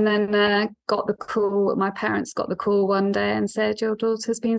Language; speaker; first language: English; native; English